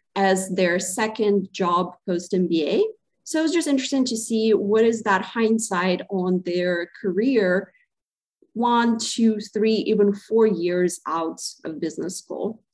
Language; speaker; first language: English; non-native, fluent; Ukrainian